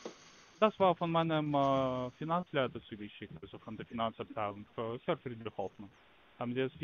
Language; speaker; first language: German; non-native, learner; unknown